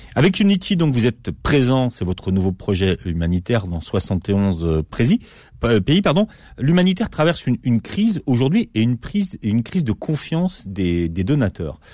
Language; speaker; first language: French; native; French